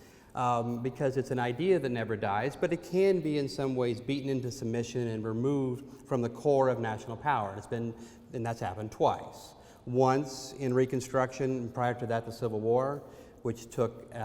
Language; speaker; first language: English; native; English